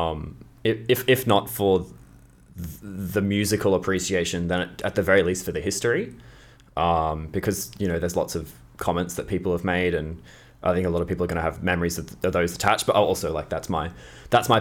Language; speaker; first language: English; native; English